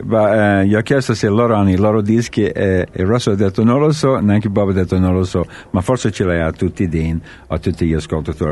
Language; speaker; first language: Italian; non-native, fluent; English